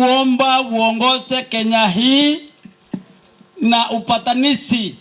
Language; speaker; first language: Swahili; non-native, local second language; Meru